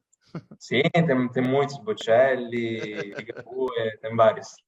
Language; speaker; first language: Portuguese; non-native, fluent; Italian